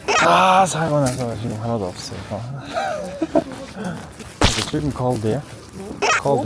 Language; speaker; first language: Korean; non-native, learner; Mongolian